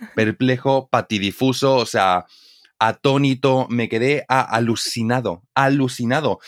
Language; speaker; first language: Spanish; native; Spanish